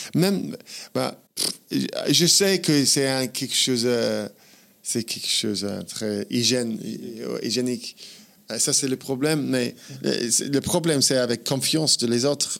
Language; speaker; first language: French; non-native, fluent; English